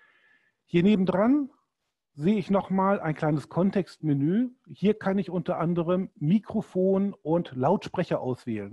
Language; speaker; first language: German; native; German